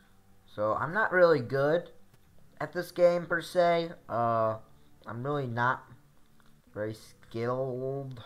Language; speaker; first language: English; native; English